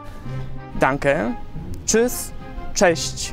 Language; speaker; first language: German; non-native, learner; Polish